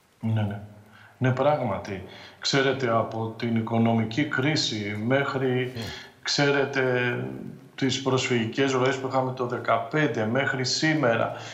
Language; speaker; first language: Greek; native; Greek